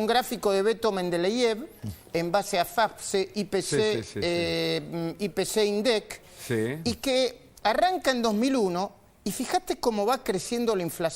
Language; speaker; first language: Spanish; native; Spanish